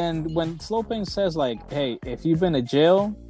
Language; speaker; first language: English; early bilingual, other home language; Spanish